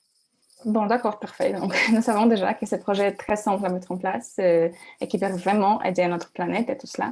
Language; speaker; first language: French; non-native, fluent; Spanish